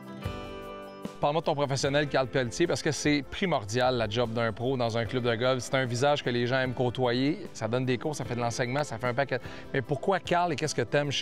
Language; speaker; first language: French; native; French